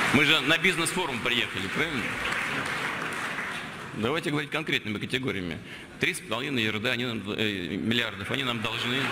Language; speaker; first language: Russian; native; Russian